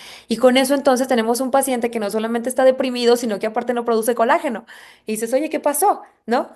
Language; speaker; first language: Spanish; native; Spanish